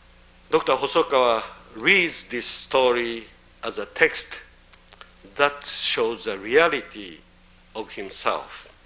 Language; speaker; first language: English; non-native, fluent; Japanese